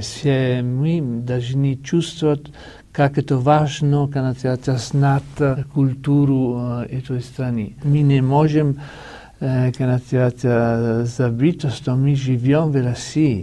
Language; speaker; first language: Russian; non-native, learner; Italian